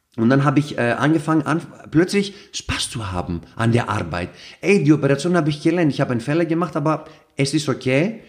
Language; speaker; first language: German; non-native, fluent; Greek